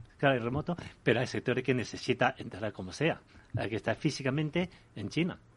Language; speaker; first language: Spanish; early bilingual, other home language; Chinese